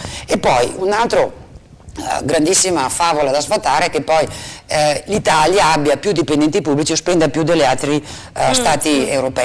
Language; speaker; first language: Italian; native; Italian